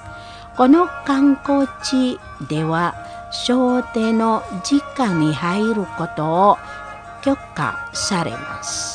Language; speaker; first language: Japanese; non-native, fluent; Indonesian